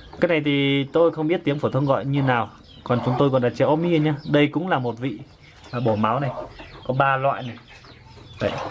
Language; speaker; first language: Vietnamese; non-native, local second language; Iu Mien